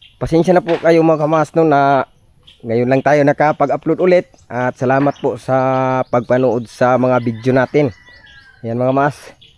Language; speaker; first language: Filipino; non-native, local second language; Cebuano